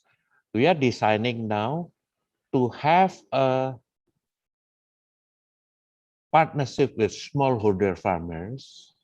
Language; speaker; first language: English; non-native, fluent; Indonesian